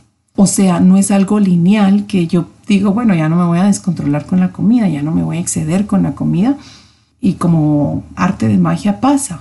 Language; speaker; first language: Spanish; native; Spanish